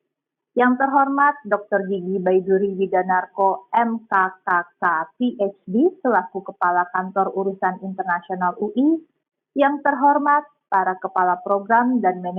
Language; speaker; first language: Indonesian; native; Indonesian